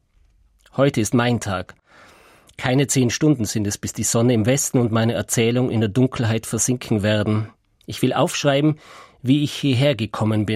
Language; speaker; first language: German; native; German